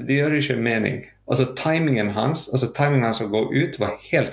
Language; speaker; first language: Norwegian; non-native, fluent; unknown